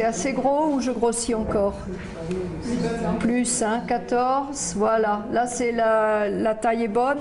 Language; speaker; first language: French; native; French